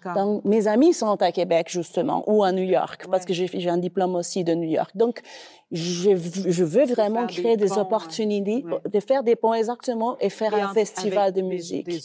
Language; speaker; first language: French; non-native, fluent; Spanish